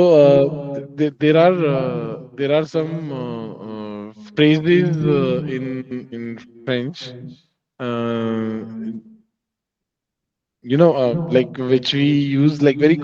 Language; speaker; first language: English; non-native, local second language; Hindi